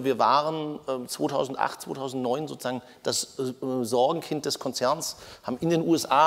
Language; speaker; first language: German; native; German